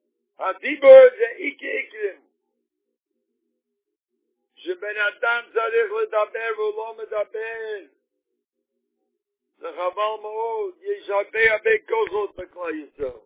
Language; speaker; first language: Hebrew; non-native, fluent; Yiddish